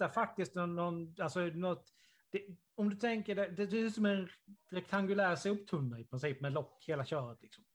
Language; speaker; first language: Swedish; native; Swedish